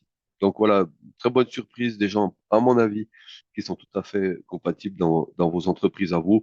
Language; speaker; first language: French; native; French